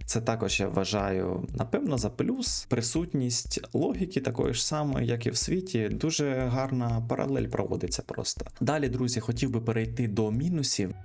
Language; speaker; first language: Ukrainian; native; Ukrainian